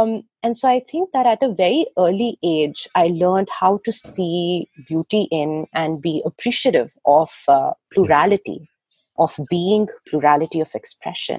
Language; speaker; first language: English; non-native, local second language; Hindi